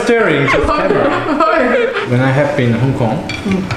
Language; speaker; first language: English; non-native, learner; Korean